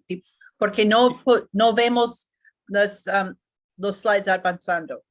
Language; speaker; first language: Spanish; non-native, learner; English